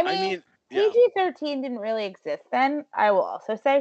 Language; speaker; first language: English; native; English